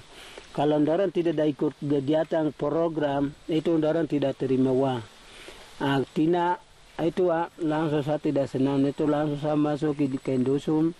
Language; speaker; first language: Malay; non-native, local second language; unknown